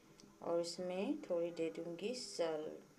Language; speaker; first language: Hindi; non-native, local second language; Assamese